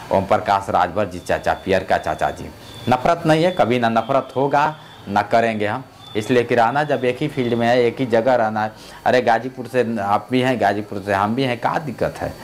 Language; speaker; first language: Hindi; native; Hindi